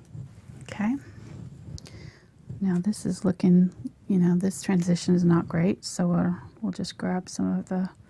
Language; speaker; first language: English; native; English